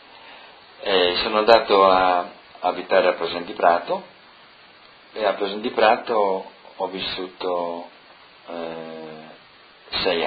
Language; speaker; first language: Italian; non-native, local second language; Friulian